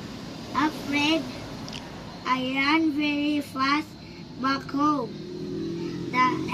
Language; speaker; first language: English; non-native, learner; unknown